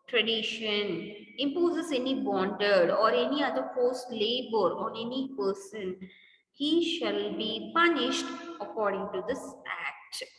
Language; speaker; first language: English; non-native, local second language; Kannada